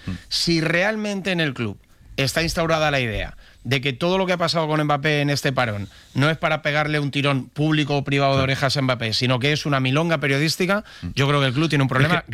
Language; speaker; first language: Spanish; native; Spanish